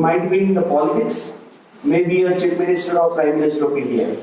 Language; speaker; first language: Hindi; non-native, local second language; Marathi